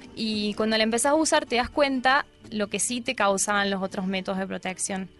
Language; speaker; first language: Spanish; native; Spanish